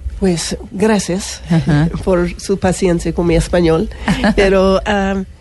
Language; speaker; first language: Spanish; non-native, learner; English